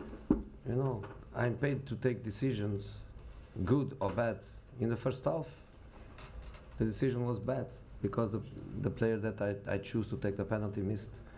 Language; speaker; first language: English; non-native, fluent; Portuguese